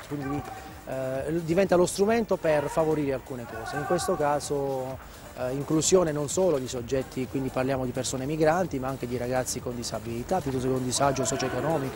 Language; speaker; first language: Italian; native; Italian